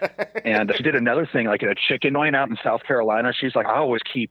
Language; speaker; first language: English; non-native, fluent; Swedish